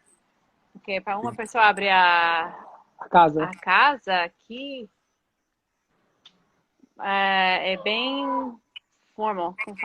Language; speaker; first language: Portuguese; non-native, fluent; English